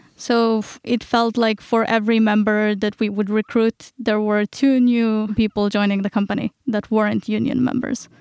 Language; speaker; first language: English; non-native, fluent; Hebrew